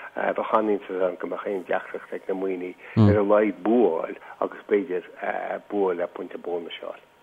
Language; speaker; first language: Irish; native; Irish